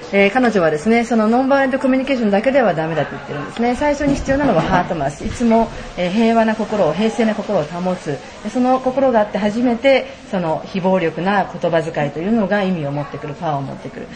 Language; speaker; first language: Japanese; native; Japanese